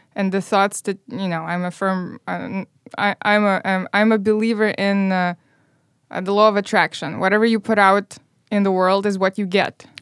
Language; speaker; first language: English; non-native, fluent; Romanian